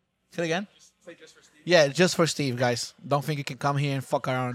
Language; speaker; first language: English; non-native, fluent; Portuguese